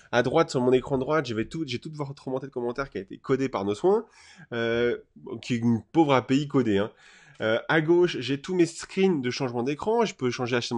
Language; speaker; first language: French; native; French